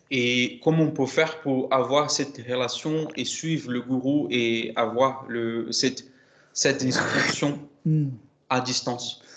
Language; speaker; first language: French; non-native, fluent; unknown